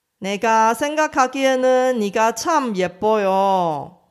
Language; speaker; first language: Korean; non-native, fluent; Chinese